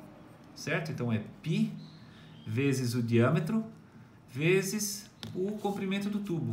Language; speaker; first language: Portuguese; native; Portuguese